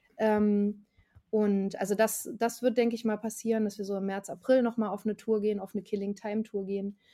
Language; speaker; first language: German; native; German